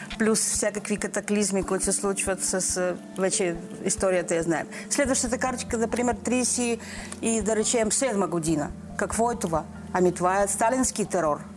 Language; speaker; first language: Bulgarian; non-native, fluent; Russian